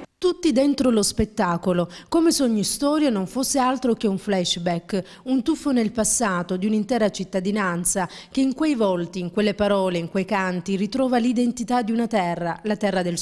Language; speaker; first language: Italian; native; Italian